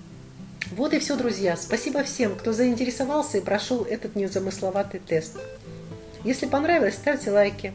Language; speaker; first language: Russian; native; Russian